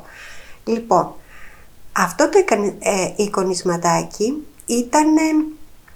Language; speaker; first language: Greek; native; Greek